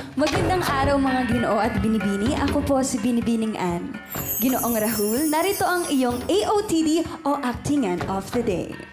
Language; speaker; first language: Filipino; native; Filipino